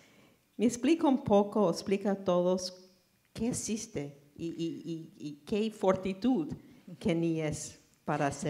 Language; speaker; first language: Spanish; non-native, fluent; English